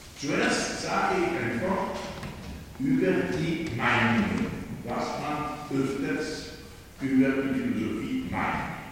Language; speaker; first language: German; non-native, fluent; Polish